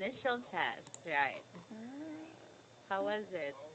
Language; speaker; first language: English; non-native, fluent; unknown